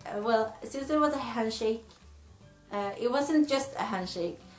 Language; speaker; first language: English; non-native, fluent; Swedish